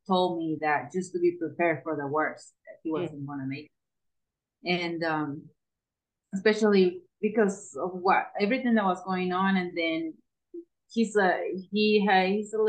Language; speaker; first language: English; non-native, fluent; Spanish